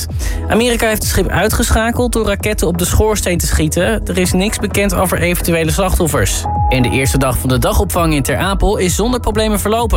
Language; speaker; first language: Dutch; native; Dutch